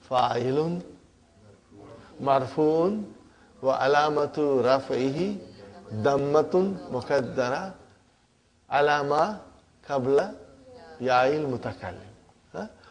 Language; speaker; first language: Arabic; non-native, fluent; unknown